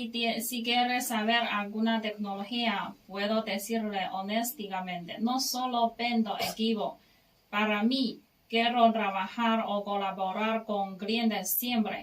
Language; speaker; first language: Spanish; non-native, learner; Chinese